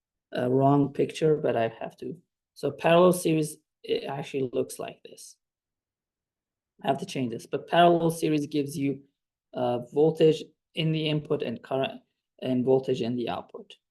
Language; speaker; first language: English; non-native, fluent; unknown